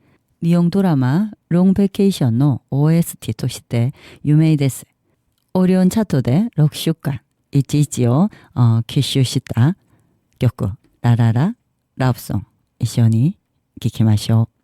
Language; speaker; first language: Japanese; non-native, learner; Korean